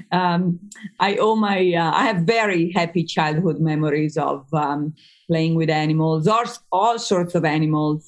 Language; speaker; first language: English; non-native, fluent; Italian